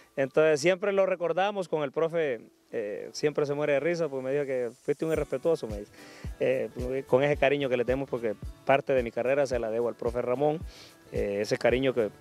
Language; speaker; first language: Spanish; native; Spanish